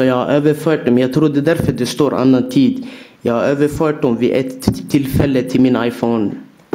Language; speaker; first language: Swedish; early bilingual, other home language; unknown